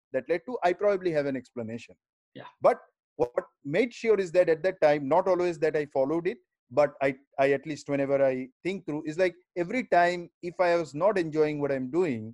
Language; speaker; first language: English; non-native, local second language; Bangla